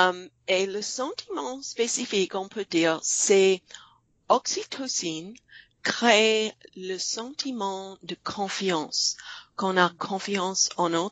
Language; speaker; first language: French; non-native, fluent; English